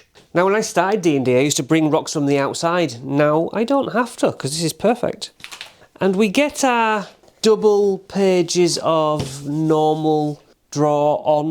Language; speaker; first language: English; native; English